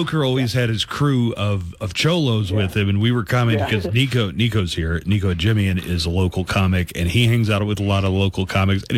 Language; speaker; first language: English; native; English